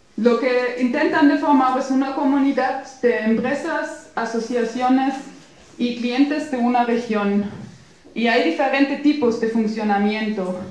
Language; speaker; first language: Spanish; non-native, fluent; German